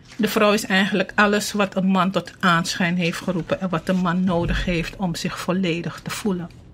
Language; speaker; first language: Dutch; native; Dutch